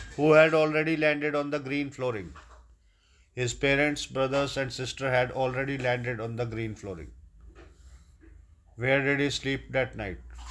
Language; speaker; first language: Hindi; native; Hindi